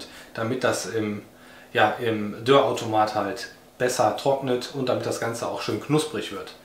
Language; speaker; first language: German; native; German